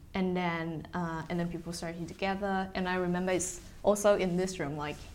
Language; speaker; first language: English; non-native, fluent; Chinese